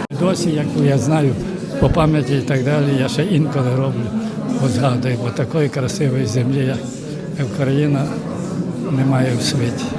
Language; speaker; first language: Ukrainian; native; Ukrainian